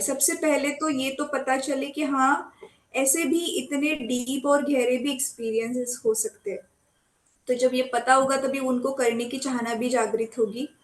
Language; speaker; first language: Hindi; native; Hindi